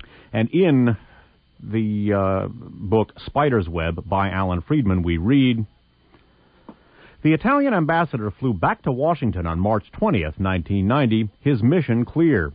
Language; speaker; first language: English; native; English